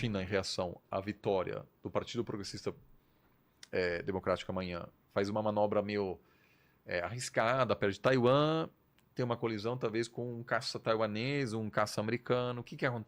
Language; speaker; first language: Portuguese; non-native, fluent; German